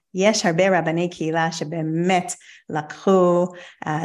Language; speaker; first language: Hebrew; non-native, fluent; English